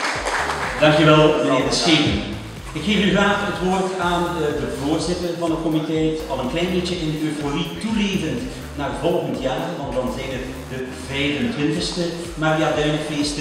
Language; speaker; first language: Dutch; native; Dutch